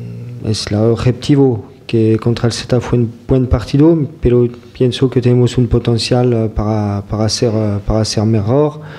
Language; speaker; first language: Spanish; non-native, fluent; French